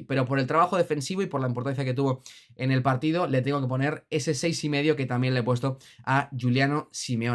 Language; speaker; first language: Spanish; native; Spanish